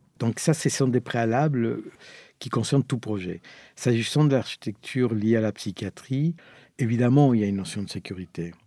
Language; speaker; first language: French; non-native, fluent; Spanish